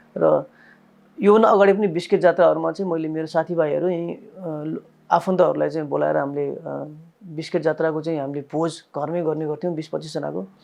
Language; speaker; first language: Nepali; non-native, local second language; Newari